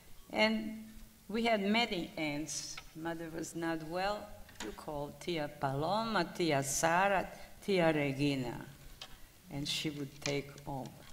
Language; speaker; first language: English; non-native, fluent; Ladino